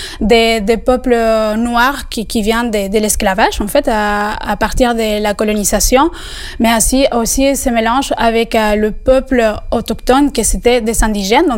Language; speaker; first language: French; non-native, fluent; Spanish